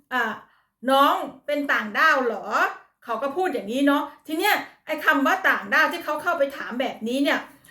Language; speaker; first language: Thai; native; Thai